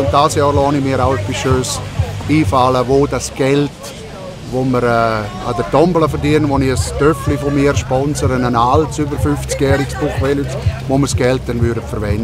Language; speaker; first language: German; native; German